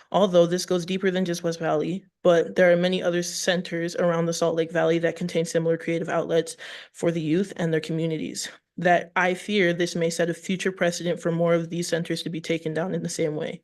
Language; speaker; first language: English; native; English